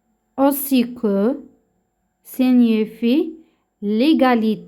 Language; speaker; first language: French; non-native, local second language; Arabic